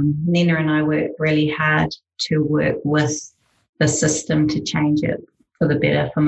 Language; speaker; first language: English; native; English